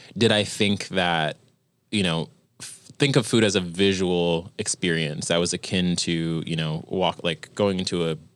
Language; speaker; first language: English; native; English